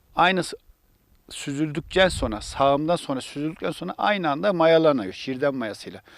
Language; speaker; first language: Turkish; native; Turkish